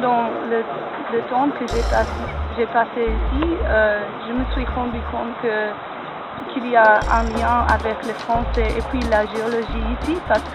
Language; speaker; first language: French; non-native, fluent; English